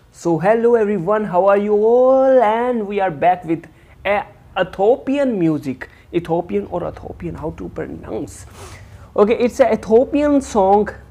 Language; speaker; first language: English; non-native, local second language; Hindi